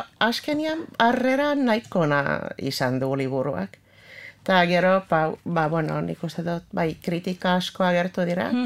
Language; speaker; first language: Basque; non-native, fluent; Finnish